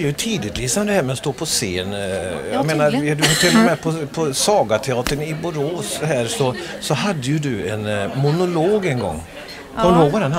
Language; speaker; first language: Swedish; native; Swedish